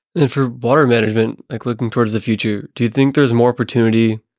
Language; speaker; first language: English; native; English